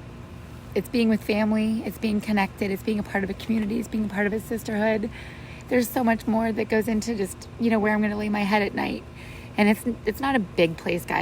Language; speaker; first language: English; native; English